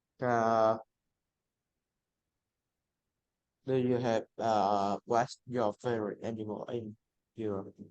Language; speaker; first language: English; non-native, learner; Vietnamese